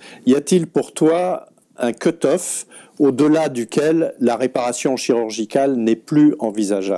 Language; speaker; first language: French; native; French